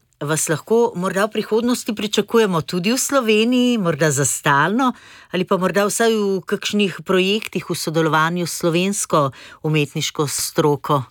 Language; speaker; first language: Slovenian; native; Slovenian